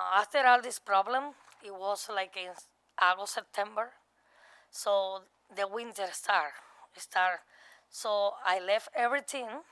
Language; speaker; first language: English; non-native, learner; Spanish